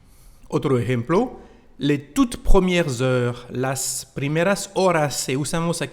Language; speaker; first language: Spanish; non-native, fluent; French